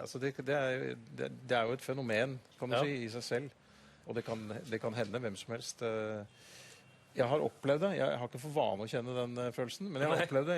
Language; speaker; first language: Norwegian; native; Norwegian